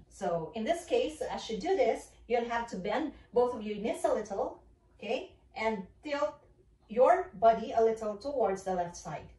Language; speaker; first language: English; non-native, local second language; Filipino